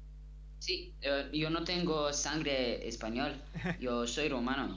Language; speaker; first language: Spanish; early bilingual, other home language; Romanian